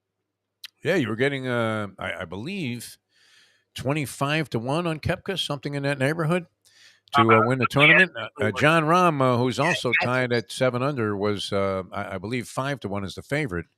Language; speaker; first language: English; native; English